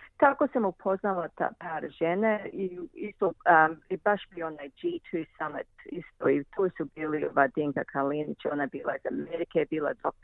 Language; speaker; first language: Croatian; early bilingual, heritage; Croatian